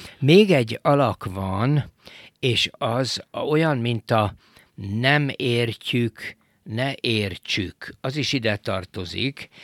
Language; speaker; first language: Hungarian; native; Hungarian